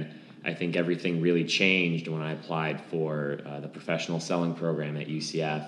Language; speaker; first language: English; non-native, fluent; Lithuanian